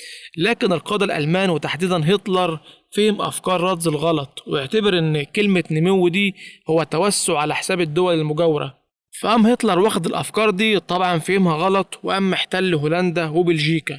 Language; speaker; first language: Arabic; native; Arabic